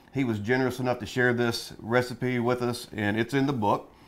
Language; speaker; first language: English; native; English